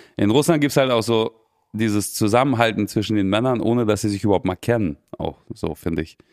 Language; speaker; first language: German; early bilingual, other home language; Russian